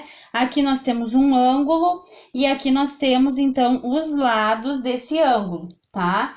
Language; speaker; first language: Portuguese; native; Portuguese